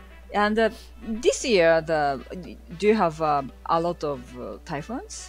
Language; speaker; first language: English; non-native, learner; Japanese